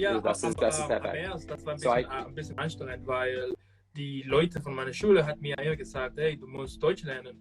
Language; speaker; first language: German; non-native, learner; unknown